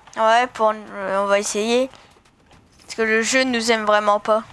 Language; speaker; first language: French; native; French